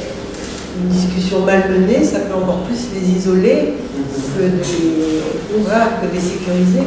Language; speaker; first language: French; native; French